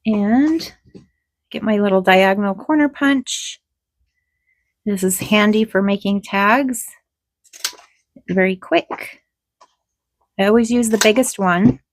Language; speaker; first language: English; native; English